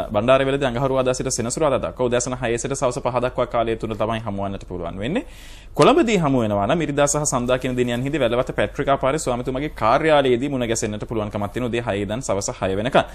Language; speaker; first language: Sinhala; native; Sinhala